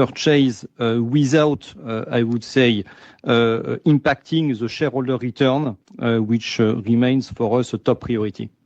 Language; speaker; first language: English; non-native, fluent; French